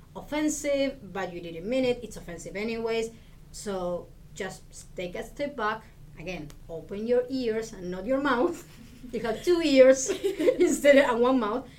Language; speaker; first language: English; non-native, fluent; Spanish